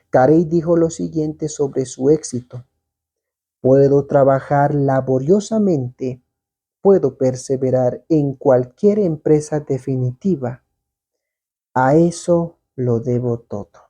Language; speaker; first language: Spanish; native; Spanish